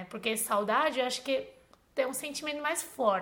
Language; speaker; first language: Portuguese; non-native, fluent; Chinese